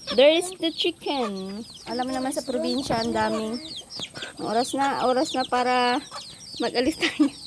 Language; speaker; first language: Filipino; non-native, local second language; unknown